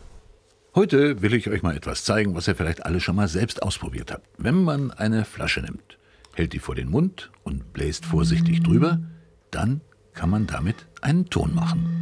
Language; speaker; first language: German; native; German